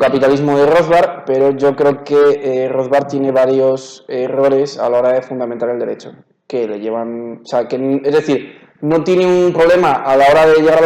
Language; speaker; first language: Spanish; native; Spanish